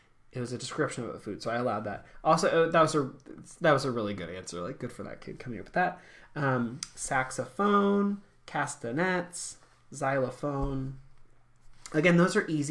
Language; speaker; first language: English; native; English